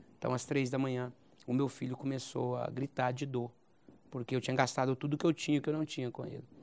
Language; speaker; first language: Portuguese; native; Portuguese